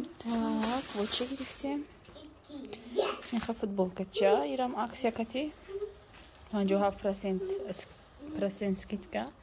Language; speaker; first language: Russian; non-native, local second language; Tajik